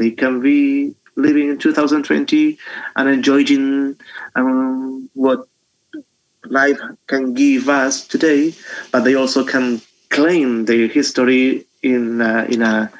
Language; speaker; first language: English; non-native, fluent; Spanish